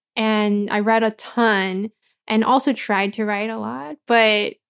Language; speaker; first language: English; native; English